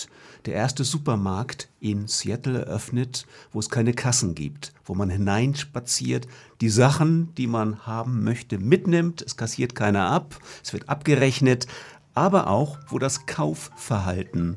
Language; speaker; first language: German; native; German